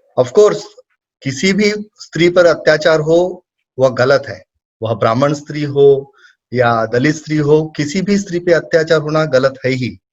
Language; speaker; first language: Hindi; non-native, local second language; Marathi